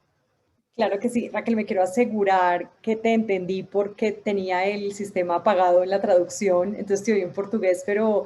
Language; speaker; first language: Spanish; native; Spanish